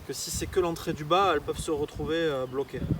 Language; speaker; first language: French; native; French